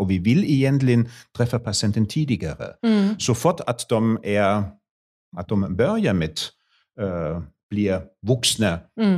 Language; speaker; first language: Swedish; non-native, fluent; German